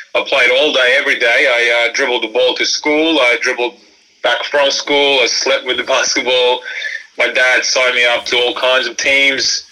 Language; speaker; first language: English; early bilingual, other home language; Croatian